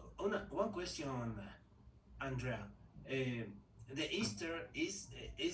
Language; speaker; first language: English; non-native, learner; Spanish